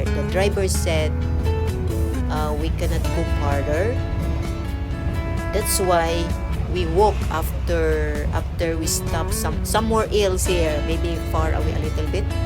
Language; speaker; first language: English; non-native, local second language; Cebuano